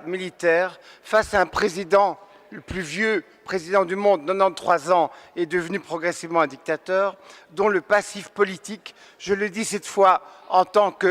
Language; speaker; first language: French; native; French